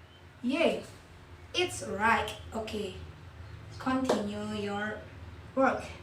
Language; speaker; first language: English; non-native, learner; Indonesian